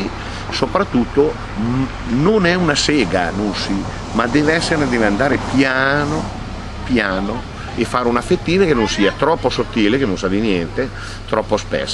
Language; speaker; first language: Italian; native; Italian